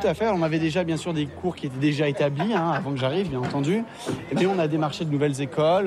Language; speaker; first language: French; native; French